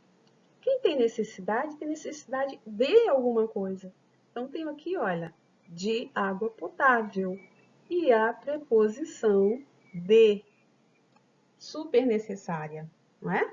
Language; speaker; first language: Portuguese; native; Portuguese